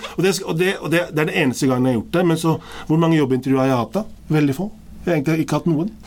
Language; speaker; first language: Norwegian; early bilingual, other home language; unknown